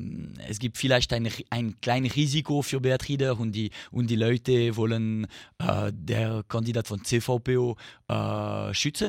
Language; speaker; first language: German; non-native, fluent; French